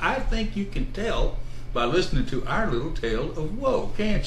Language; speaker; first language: English; native; English